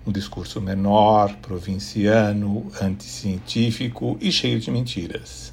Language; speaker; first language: Portuguese; native; Portuguese